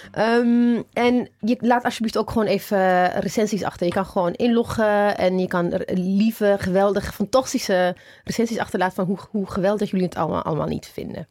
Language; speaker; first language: Dutch; non-native, fluent; Amharic